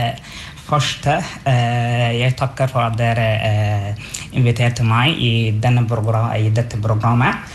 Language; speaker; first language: Norwegian; non-native, fluent; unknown